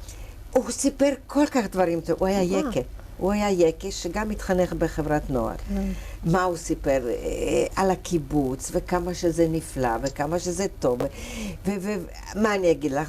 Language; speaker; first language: Hebrew; early bilingual, other home language; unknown